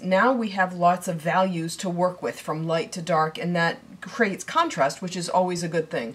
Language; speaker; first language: English; native; English